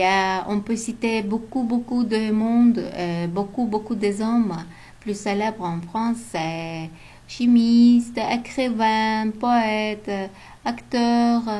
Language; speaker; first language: French; non-native, learner; Uzbek